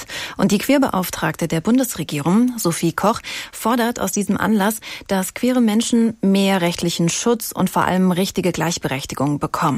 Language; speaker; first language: German; native; German